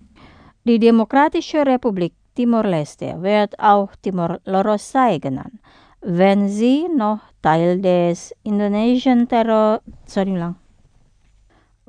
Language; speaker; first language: German; non-native, fluent; Indonesian